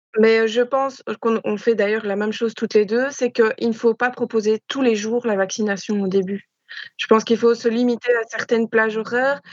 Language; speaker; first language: French; native; French